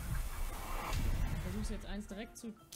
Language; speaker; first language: German; native; German